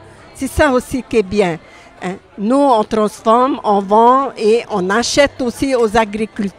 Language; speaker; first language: French; non-native, local second language; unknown